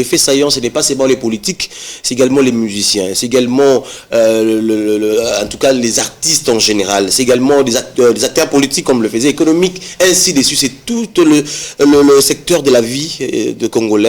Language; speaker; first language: French; non-native, local second language; Lingala